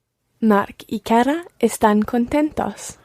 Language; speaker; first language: Spanish; non-native, learner; English